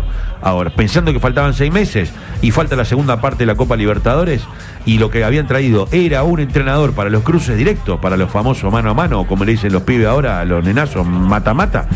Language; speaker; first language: Spanish; native; Spanish